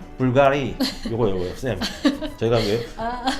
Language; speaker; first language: Korean; native; Korean